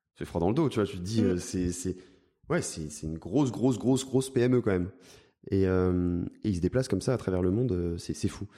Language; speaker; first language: French; native; French